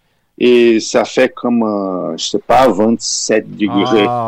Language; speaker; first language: French; non-native, fluent; Portuguese